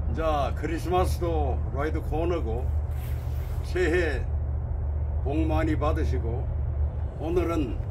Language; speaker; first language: Korean; native; Korean